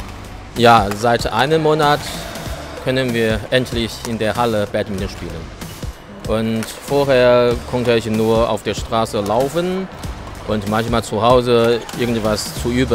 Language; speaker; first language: German; non-native, learner; Chinese